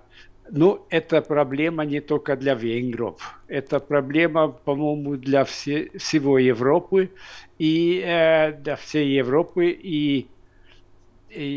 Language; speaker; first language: Russian; non-native, fluent; Hungarian